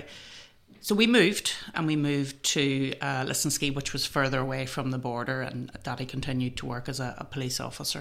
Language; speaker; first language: English; native; English